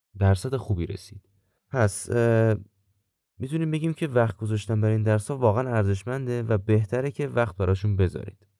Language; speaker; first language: Persian; native; Persian